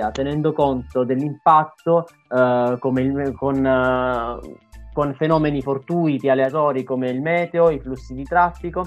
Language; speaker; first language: Italian; native; Italian